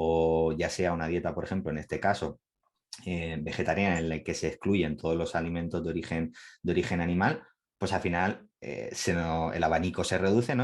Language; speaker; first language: Spanish; native; Spanish